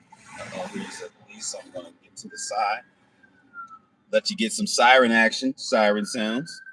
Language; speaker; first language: English; native; English